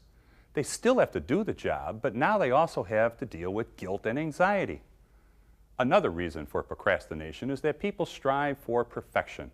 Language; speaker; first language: English; native; English